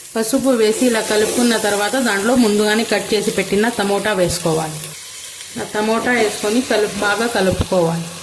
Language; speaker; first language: Telugu; non-native, local second language; Urdu